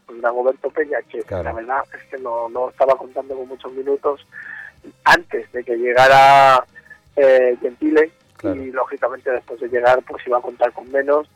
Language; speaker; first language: Spanish; native; Spanish